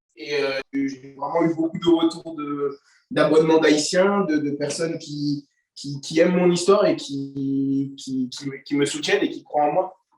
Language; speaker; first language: French; early bilingual, other home language; Haitian Creole